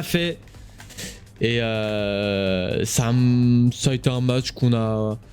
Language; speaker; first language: French; native; French